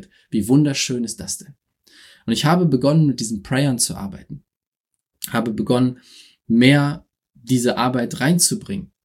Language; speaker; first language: German; native; German